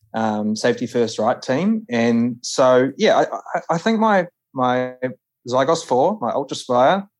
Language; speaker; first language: English; native; English